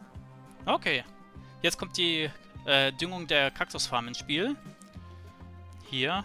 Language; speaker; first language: German; native; German